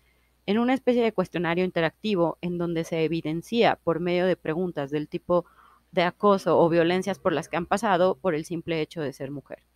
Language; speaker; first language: Spanish; native; Spanish